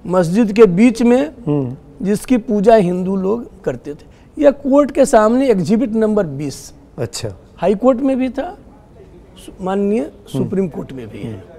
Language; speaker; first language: Hindi; native; Hindi